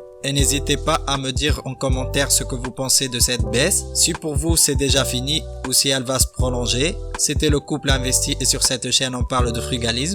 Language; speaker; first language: French; native; French